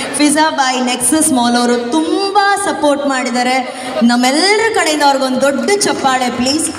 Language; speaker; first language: Kannada; non-native, local second language; Tulu